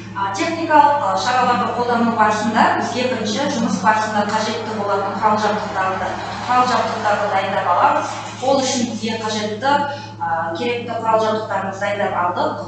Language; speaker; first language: Kazakh; native; Kazakh